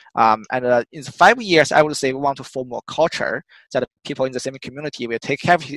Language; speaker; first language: English; non-native, fluent; Chinese